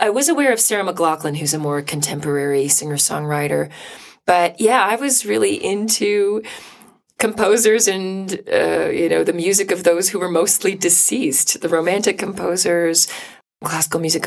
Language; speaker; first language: English; native; English